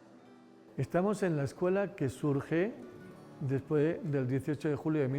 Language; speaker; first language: Spanish; native; Spanish